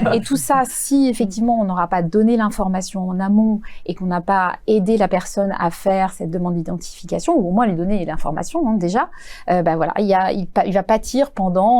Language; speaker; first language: French; native; French